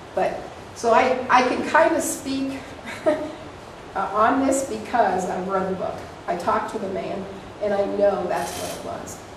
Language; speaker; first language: English; native; English